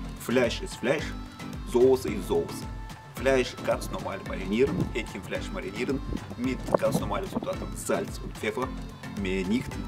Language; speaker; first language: German; non-native, learner; Russian